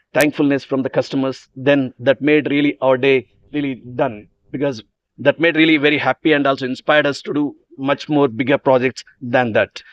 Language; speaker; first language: English; non-native, local second language; Telugu